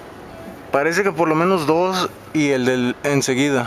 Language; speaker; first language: Spanish; native; Spanish